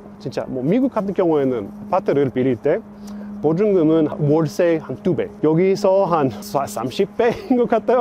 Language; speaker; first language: Korean; non-native, fluent; English